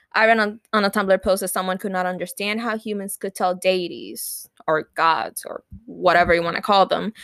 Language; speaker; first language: English; non-native, fluent; Spanish